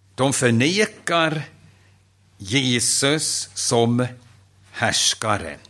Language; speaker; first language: Swedish; non-native, fluent; German